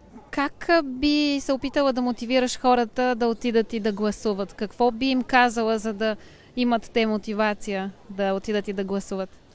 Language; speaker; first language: Bulgarian; native; Bulgarian